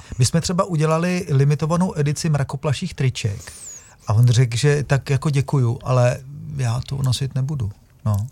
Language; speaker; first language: Czech; native; Czech